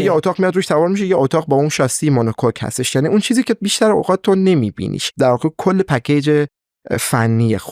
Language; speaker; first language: Persian; native; Persian